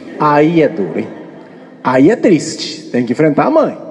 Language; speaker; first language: Portuguese; native; Portuguese